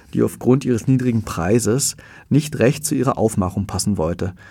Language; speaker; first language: German; native; German